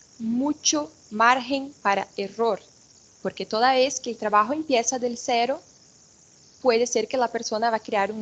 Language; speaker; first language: Spanish; non-native, fluent; Portuguese